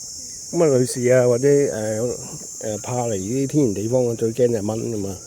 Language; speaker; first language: Chinese; native; Chinese